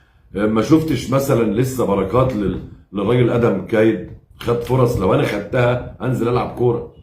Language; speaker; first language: Arabic; native; Arabic